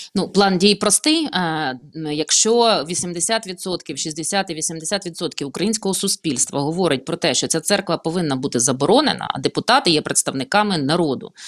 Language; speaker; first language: Ukrainian; native; Ukrainian